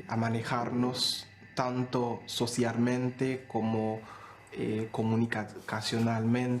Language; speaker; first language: Spanish; non-native, fluent; Haitian Creole